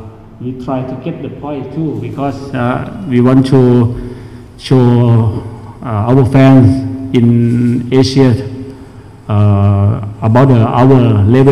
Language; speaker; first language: English; non-native, learner; Thai